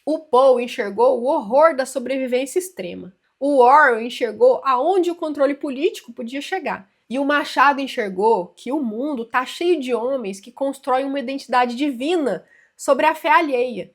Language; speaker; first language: Portuguese; native; Portuguese